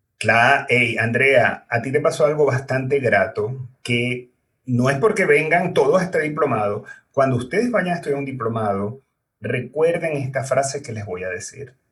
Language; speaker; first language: Spanish; native; Spanish